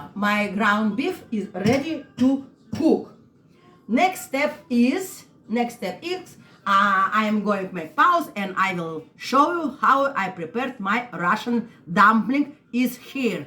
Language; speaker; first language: English; non-native, learner; Russian